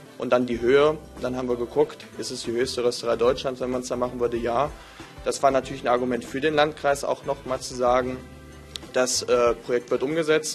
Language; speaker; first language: German; native; German